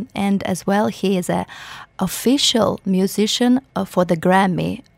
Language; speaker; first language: English; non-native, fluent; Ukrainian